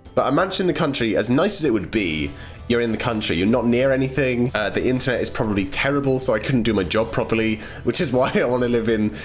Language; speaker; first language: English; native; English